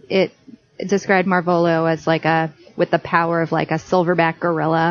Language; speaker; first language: English; native; English